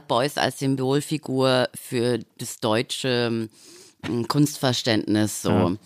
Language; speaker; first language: German; native; German